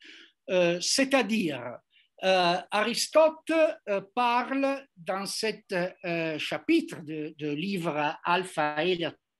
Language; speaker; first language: French; non-native, fluent; Italian